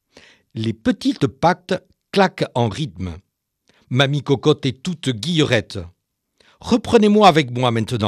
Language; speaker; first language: French; native; French